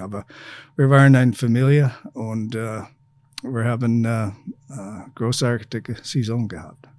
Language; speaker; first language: German; non-native, fluent; English